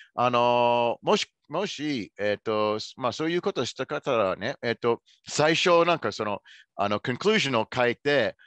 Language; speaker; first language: Japanese; non-native, fluent; English